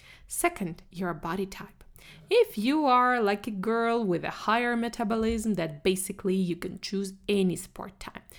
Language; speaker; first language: English; non-native, fluent; Russian